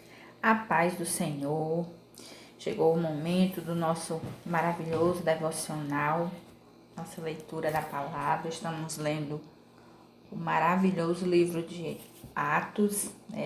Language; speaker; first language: Portuguese; native; Portuguese